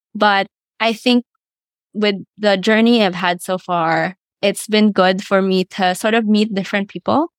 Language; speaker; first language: English; non-native, local second language; Filipino